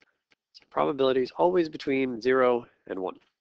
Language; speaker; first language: English; native; English